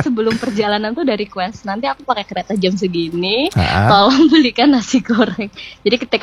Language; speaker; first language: Indonesian; non-native, local second language; Javanese